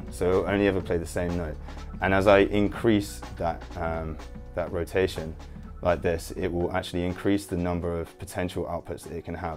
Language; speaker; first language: English; native; English